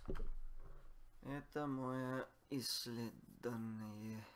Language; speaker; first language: Russian; non-native, learner; English